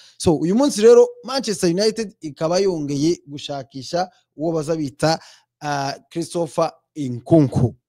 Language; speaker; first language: Kinyarwanda; native; Kinyarwanda